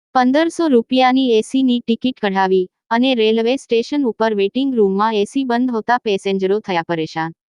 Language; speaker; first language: Gujarati; native; Gujarati